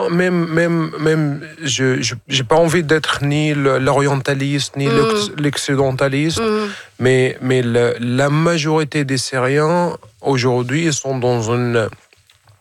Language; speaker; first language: French; non-native, fluent; Arabic